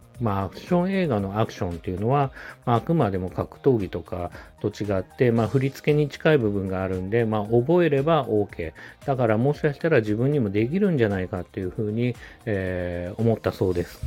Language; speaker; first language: Japanese; native; Japanese